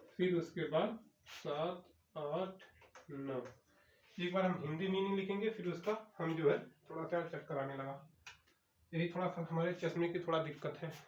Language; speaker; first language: Hindi; native; Hindi